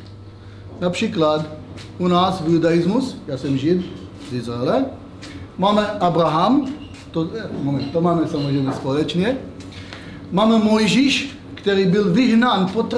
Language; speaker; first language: Czech; non-native, fluent; Hebrew